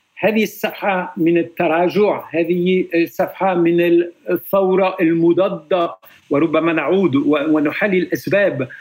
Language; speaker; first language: Arabic; non-native, fluent; French